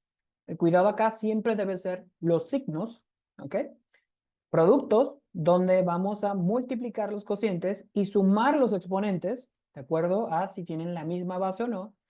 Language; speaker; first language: Spanish; native; Spanish